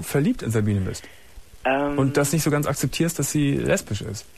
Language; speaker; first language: German; native; German